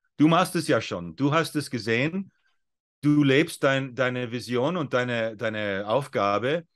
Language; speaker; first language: German; non-native, fluent; English